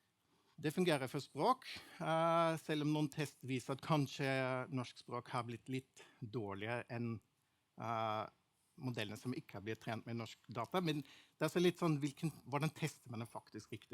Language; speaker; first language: Norwegian; non-native, fluent; German